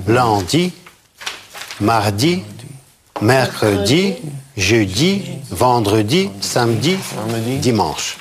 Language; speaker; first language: French; non-native, fluent; Russian